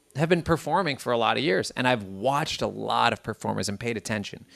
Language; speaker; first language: English; native; English